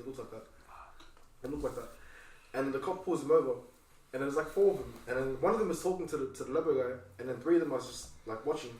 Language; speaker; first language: English; native; English